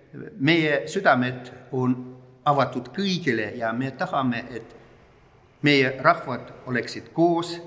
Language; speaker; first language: Estonian; non-native, fluent; Russian